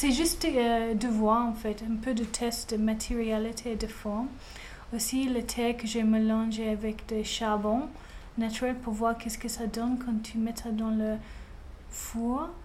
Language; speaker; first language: French; non-native, fluent; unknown